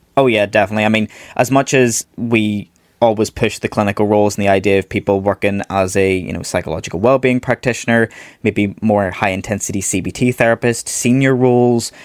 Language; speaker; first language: English; native; English